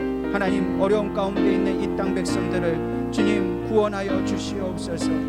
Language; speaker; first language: Korean; native; Korean